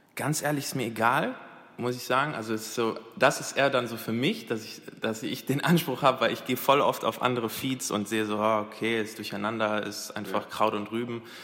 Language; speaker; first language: German; early bilingual, other home language; Arabic